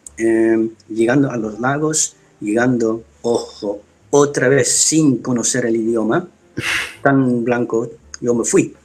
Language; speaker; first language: Spanish; non-native, fluent; Dutch